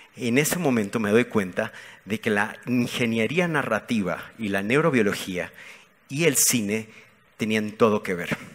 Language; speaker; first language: Spanish; native; Spanish